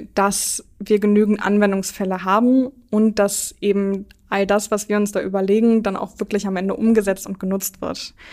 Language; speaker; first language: German; native; German